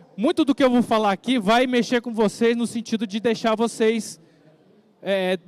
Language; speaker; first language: Portuguese; native; Portuguese